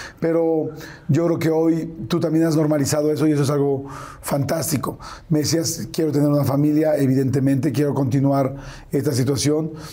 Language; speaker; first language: Spanish; native; Spanish